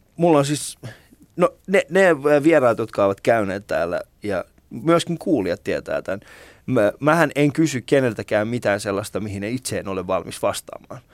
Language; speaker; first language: Finnish; early bilingual, other home language; Persian